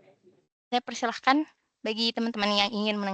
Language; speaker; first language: Indonesian; native; Indonesian